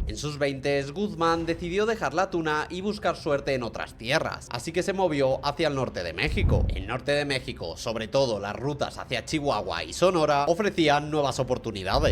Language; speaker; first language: Spanish; native; Spanish